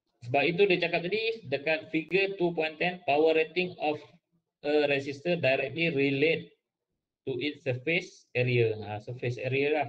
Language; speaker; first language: English; non-native, local second language; Malay